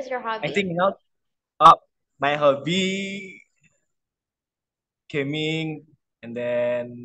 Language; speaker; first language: English; non-native, learner; Indonesian